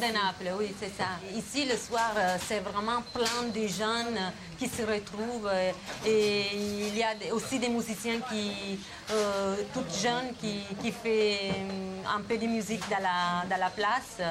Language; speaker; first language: French; non-native, fluent; Italian